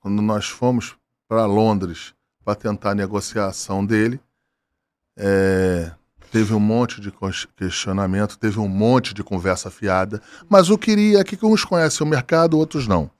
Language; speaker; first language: Portuguese; native; Portuguese